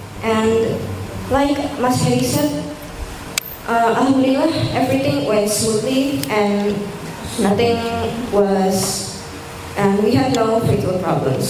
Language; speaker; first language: English; non-native, fluent; Indonesian